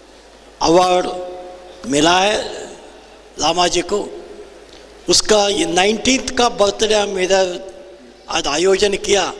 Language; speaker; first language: Hindi; non-native, local second language; Kannada